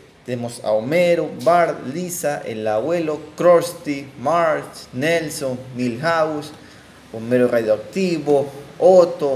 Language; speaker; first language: Spanish; native; Spanish